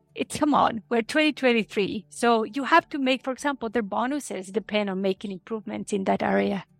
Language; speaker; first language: English; non-native, fluent; Spanish